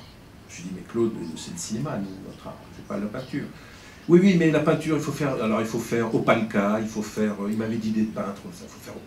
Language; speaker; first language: French; native; French